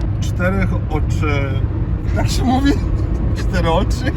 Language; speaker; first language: Polish; non-native, fluent; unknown